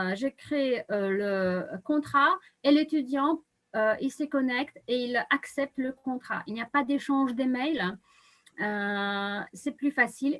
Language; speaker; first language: French; non-native, fluent; Polish